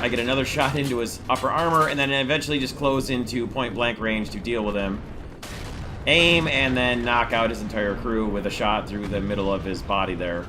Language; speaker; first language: English; native; English